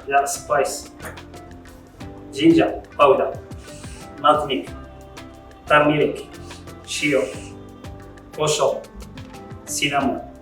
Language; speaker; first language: Japanese; non-native, learner; Arabic